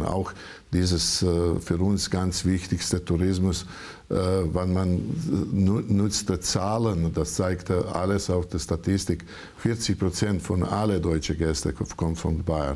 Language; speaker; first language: German; non-native, learner; Croatian